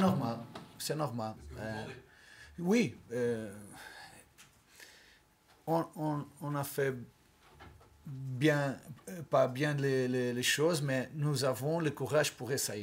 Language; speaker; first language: French; non-native, learner; Portuguese